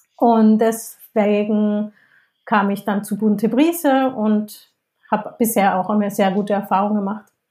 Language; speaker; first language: German; non-native, fluent; Spanish